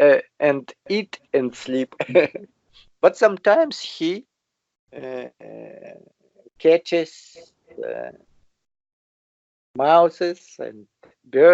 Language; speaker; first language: English; non-native, learner; Russian